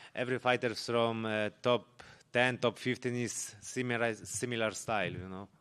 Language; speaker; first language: English; non-native, learner; Polish